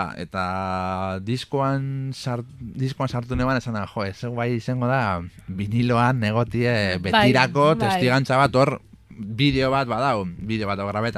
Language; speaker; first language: Basque; native; Basque